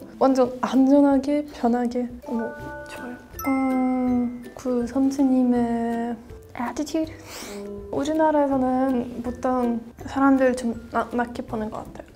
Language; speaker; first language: Korean; non-native, fluent; Russian